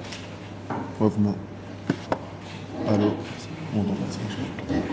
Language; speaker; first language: French; native; French